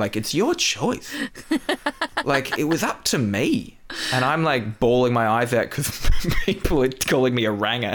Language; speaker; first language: English; native; English